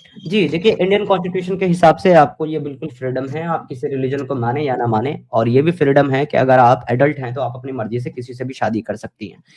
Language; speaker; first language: Hindi; native; Hindi